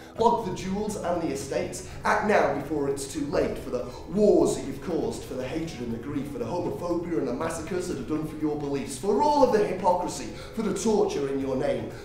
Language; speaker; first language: English; native; English